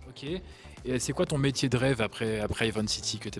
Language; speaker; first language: French; native; French